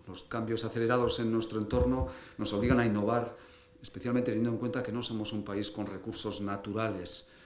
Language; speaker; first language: Spanish; native; Spanish